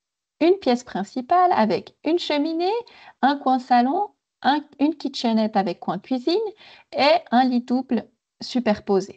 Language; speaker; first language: French; native; French